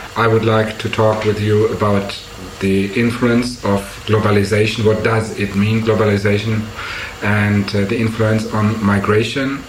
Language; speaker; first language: English; non-native, fluent; German